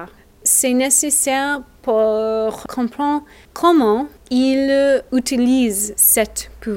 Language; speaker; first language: French; non-native, learner; English